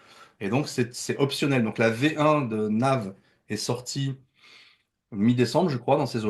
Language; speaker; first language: French; native; French